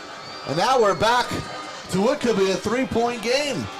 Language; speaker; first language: English; native; English